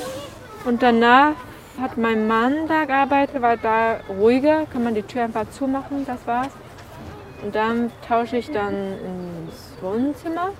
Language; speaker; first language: German; non-native, fluent; Chinese